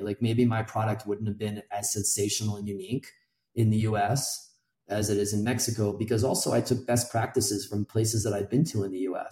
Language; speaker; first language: English; native; English